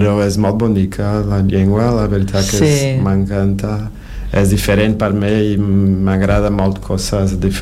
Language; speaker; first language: Catalan; non-native, learner; Portuguese